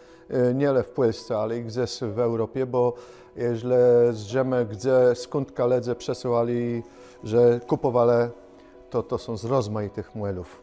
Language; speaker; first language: Polish; non-native, local second language; Kashubian